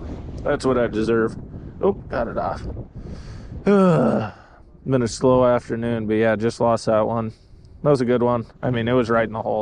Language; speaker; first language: English; native; English